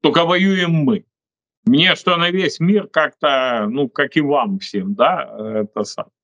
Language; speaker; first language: Russian; non-native, local second language; Ukrainian